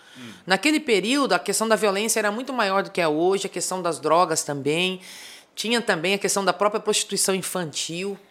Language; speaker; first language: Portuguese; native; Portuguese